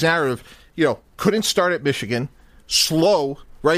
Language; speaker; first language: English; native; English